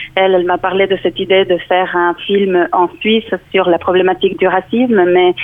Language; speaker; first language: French; non-native, fluent; Spanish